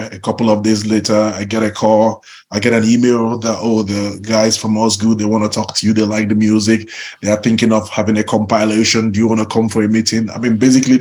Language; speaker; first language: English; non-native, local second language; Igbo